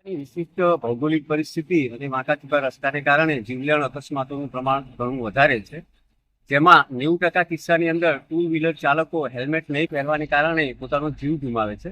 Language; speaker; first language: Gujarati; native; Gujarati